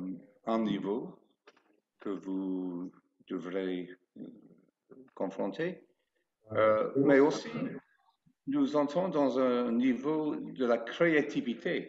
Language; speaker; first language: French; non-native, fluent; English